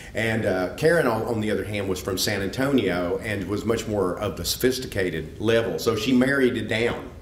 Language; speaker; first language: English; native; English